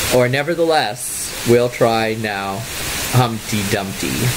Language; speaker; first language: English; native; English